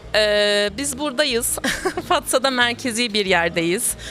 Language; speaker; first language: Turkish; native; Turkish